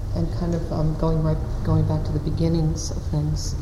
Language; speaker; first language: English; native; English